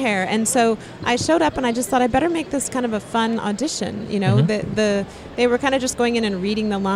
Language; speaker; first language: English; native; English